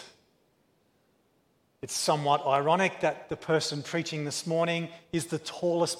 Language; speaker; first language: English; native; English